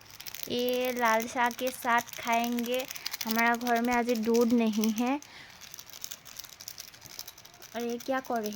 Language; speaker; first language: Hindi; non-native, local second language; Assamese